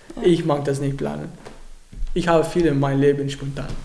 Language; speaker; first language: German; non-native, learner; Arabic